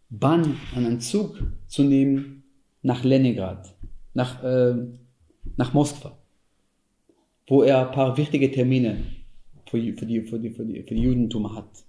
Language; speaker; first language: German; non-native, fluent; Hebrew